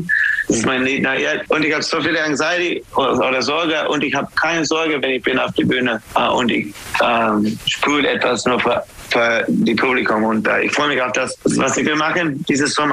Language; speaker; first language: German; non-native, fluent; English